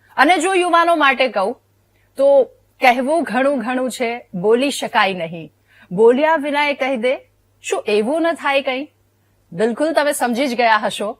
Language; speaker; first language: Gujarati; native; Gujarati